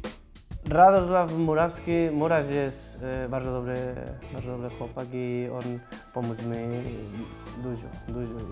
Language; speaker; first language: Polish; non-native, learner; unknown